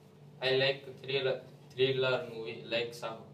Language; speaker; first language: English; non-native, learner; Gujarati